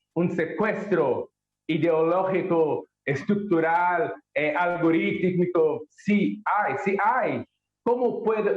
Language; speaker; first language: Spanish; non-native, learner; Portuguese